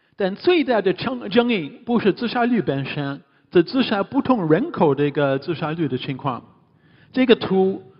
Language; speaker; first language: Chinese; non-native, fluent; English